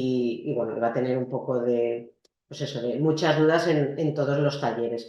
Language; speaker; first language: Spanish; native; Spanish